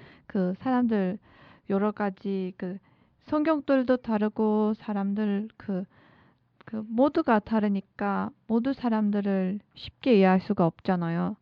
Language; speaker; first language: Korean; non-native, learner; Turkish